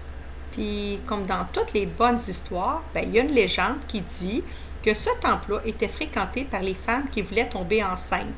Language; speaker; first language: French; native; French